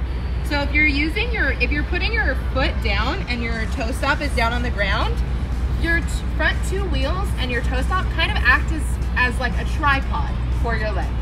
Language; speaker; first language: English; native; English